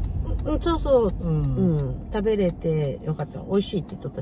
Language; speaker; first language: Japanese; native; Japanese